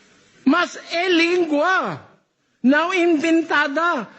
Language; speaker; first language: Portuguese; non-native, learner; Filipino